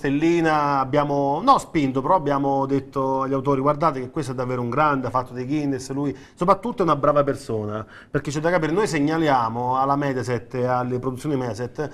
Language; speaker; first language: Italian; native; Italian